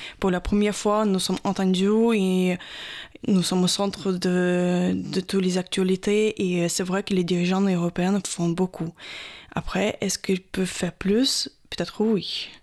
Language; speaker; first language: French; non-native, fluent; Russian